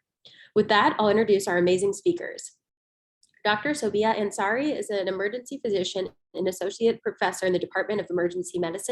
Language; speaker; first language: English; native; English